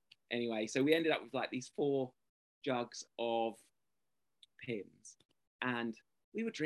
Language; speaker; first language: English; native; English